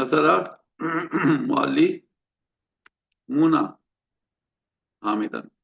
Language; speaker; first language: Arabic; non-native, fluent; Urdu